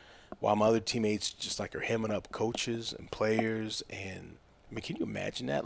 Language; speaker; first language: English; native; English